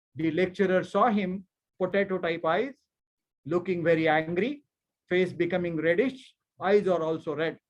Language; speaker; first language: English; non-native, local second language; Marathi